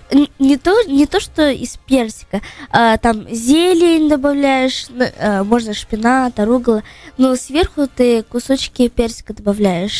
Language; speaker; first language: Russian; early bilingual, heritage; Russian